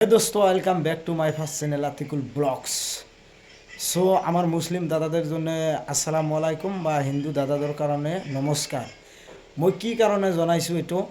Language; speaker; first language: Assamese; non-native, local second language; Bangla